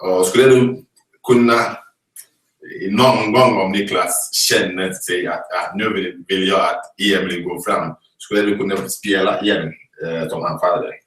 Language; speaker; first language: Swedish; non-native, fluent; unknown